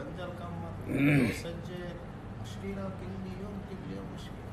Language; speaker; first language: Arabic; non-native, learner; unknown